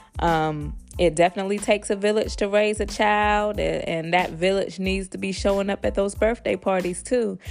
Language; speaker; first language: English; native; English